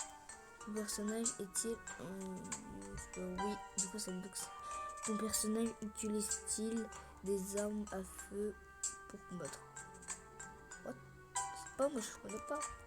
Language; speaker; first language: French; early bilingual, other home language; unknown